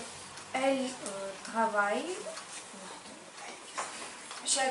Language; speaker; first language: French; non-native, learner; Ukrainian